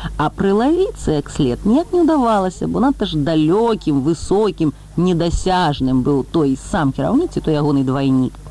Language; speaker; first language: Belarusian; native; Belarusian